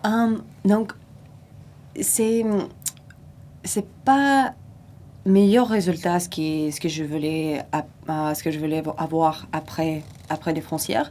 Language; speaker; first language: French; non-native, fluent; Russian